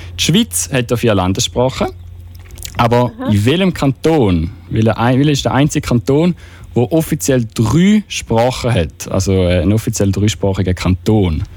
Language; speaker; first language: German; native; German